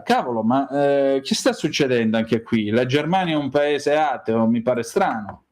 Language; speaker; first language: Italian; native; Italian